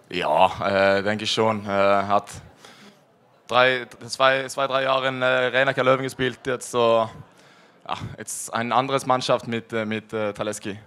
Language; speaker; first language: German; non-native, learner; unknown